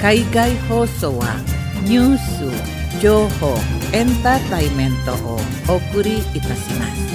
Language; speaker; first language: Japanese; non-native, fluent; Indonesian